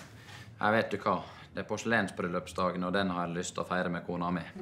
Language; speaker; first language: Norwegian; native; Norwegian